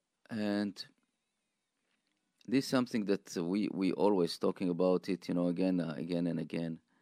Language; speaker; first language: English; non-native, fluent; Hebrew